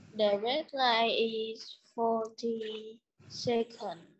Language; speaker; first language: English; non-native, learner; Vietnamese